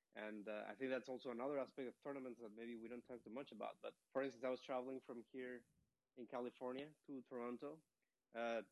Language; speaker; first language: English; non-native, fluent; Spanish